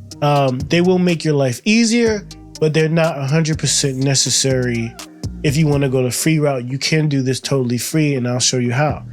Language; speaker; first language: English; native; English